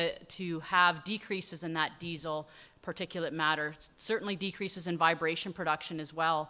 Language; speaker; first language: English; native; English